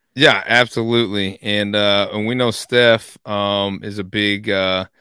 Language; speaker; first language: English; native; English